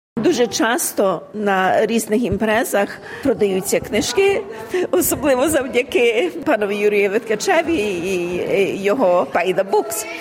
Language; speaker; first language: Ukrainian; early bilingual, heritage; Ukrainian